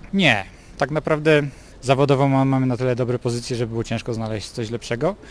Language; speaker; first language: Polish; native; Polish